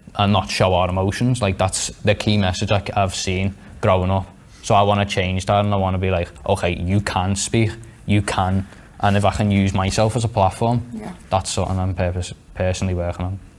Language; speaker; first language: English; native; English